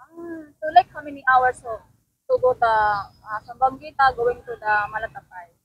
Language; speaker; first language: English; non-native, learner; Cebuano